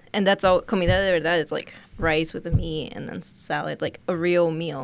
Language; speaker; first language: English; early bilingual, other home language; Spanish